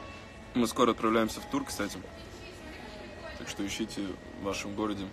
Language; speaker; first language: Russian; native; Russian